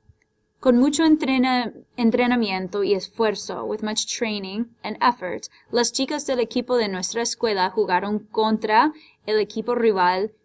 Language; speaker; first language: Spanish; non-native, fluent; English